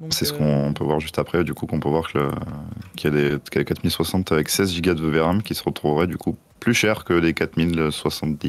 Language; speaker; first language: French; native; French